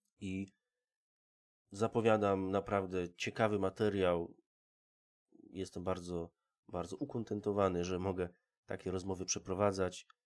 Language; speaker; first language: Polish; native; Polish